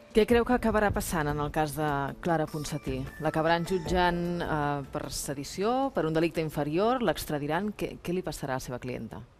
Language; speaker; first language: Catalan; native; Catalan